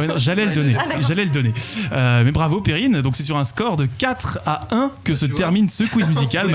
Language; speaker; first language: French; native; French